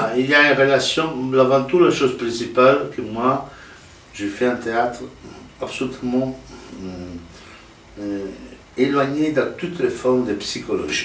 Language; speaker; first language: French; non-native, fluent; Italian